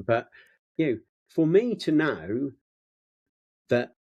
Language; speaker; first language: English; native; English